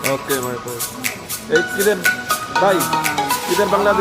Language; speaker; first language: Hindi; non-native, learner; Filipino